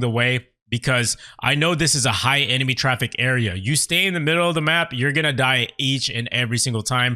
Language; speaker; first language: English; native; English